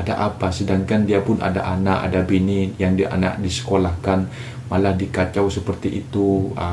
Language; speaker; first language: Indonesian; native; Indonesian